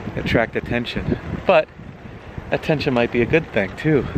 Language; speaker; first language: English; native; English